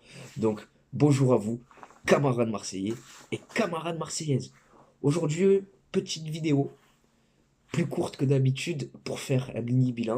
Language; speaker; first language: French; native; French